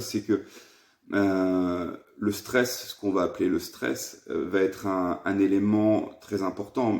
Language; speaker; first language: French; native; French